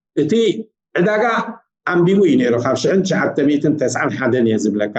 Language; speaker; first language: Tigrinya; native; Tigrinya